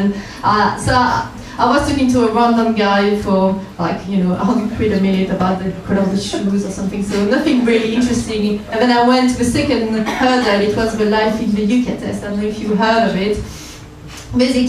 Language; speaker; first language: English; non-native, fluent; French